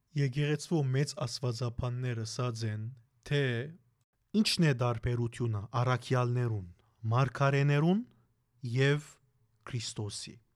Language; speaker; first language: Armenian; early bilingual, heritage; Armenian